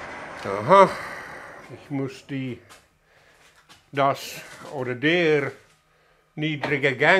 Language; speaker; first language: German; non-native, learner; Finnish